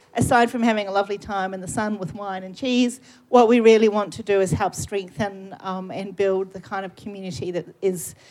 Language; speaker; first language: English; native; English